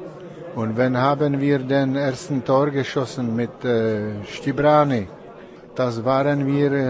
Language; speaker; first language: German; non-native, learner; Czech